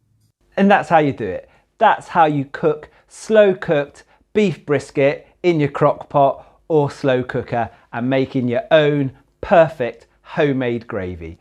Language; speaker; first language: English; native; English